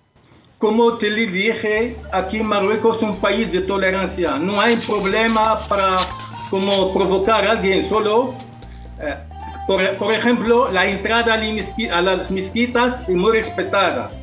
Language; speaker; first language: Spanish; non-native, fluent; Arabic